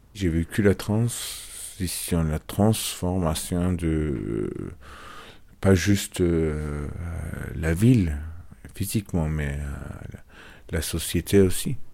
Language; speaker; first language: French; non-native, fluent; Turkish